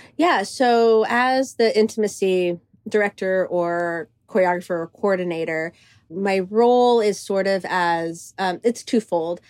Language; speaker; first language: English; early bilingual, other home language; Greek